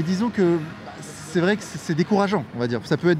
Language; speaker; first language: French; native; French